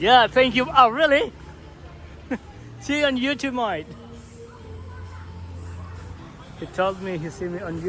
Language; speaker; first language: English; non-native, fluent; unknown